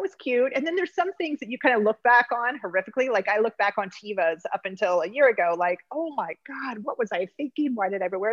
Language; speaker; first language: English; native; English